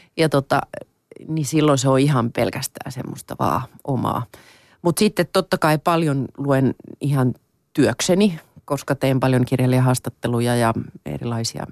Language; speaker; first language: Finnish; non-native, local second language; Swedish